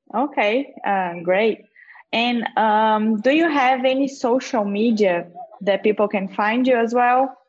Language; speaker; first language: English; non-native, fluent; Portuguese